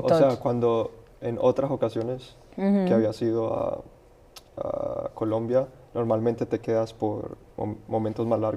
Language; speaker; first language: Spanish; early bilingual, heritage; Spanish